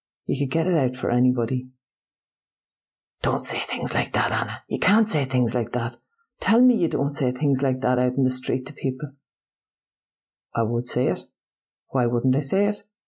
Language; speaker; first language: English; native; English